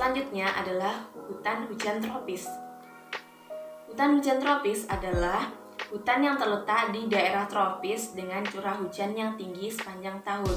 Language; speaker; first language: Indonesian; native; Indonesian